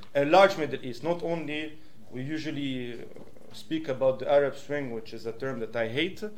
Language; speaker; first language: English; non-native, fluent; French